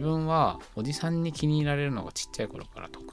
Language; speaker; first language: Japanese; native; Japanese